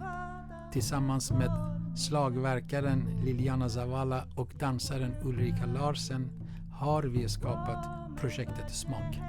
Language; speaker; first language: Swedish; non-native, fluent; Baluchi